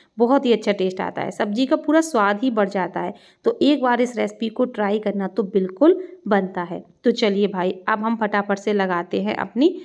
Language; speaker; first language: Hindi; native; Hindi